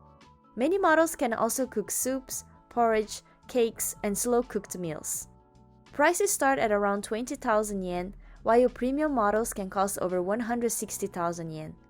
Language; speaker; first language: English; native; English